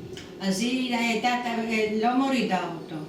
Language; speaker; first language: Hebrew; non-native, fluent; Italian